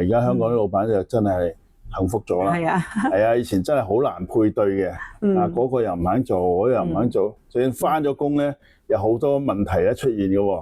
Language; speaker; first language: Cantonese; native; Cantonese